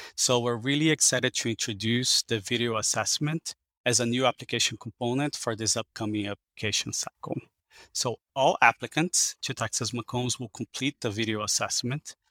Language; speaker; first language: English; early bilingual, other home language; Portuguese